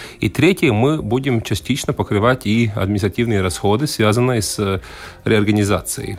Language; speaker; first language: Russian; non-native, local second language; Latvian